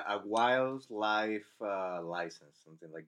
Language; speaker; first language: English; non-native, fluent; Spanish